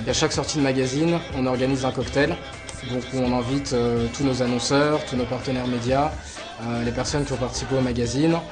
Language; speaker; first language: French; native; French